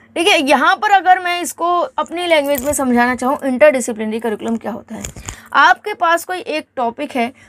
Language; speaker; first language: Hindi; native; Hindi